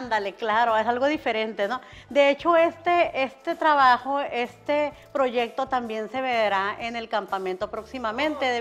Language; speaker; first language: Spanish; native; Spanish